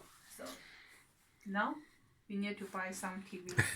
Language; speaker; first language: English; non-native, learner; Chinese